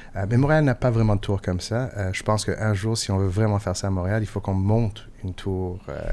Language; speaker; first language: French; non-native, fluent; English